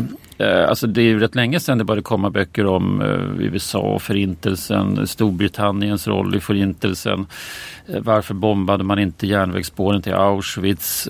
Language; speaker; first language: Swedish; native; Swedish